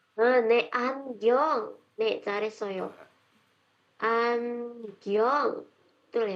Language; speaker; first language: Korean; non-native, fluent; Indonesian